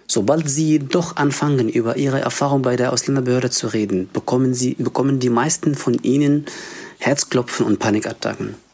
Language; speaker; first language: German; non-native, fluent; Arabic